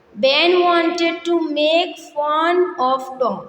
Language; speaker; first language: English; non-native, local second language; Gujarati